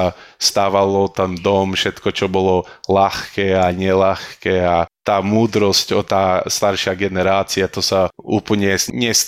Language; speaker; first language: Slovak; early bilingual, heritage; Slovak